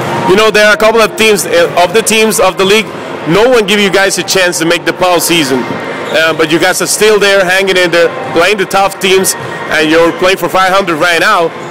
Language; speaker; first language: English; non-native, fluent; Spanish